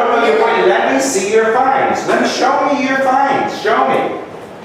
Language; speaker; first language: English; native; English